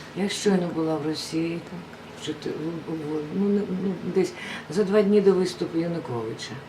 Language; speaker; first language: Ukrainian; non-native, local second language; Russian